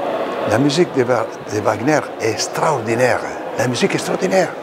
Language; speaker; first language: French; non-native, fluent; Italian